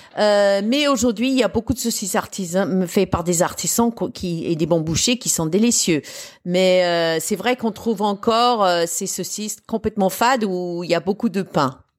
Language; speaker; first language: French; non-native, fluent; English